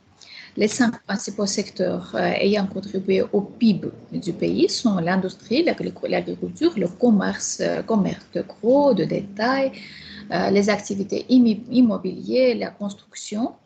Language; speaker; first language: French; non-native, fluent; Armenian